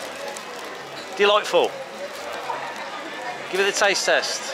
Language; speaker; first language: English; native; English